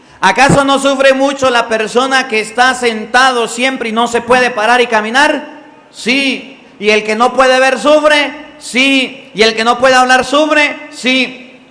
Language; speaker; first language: Spanish; native; Spanish